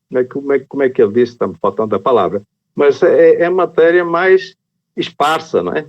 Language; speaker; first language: Portuguese; native; Portuguese